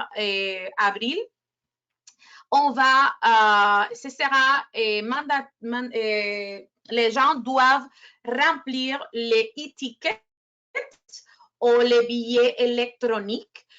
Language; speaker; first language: French; non-native, fluent; Spanish